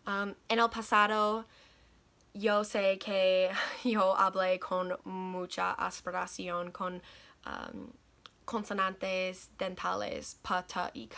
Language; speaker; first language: Spanish; non-native, learner; English